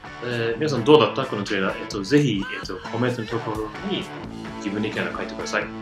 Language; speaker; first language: Japanese; non-native, fluent; English